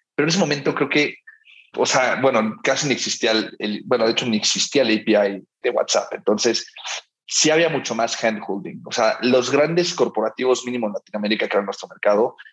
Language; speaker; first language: Spanish; early bilingual, heritage; Spanish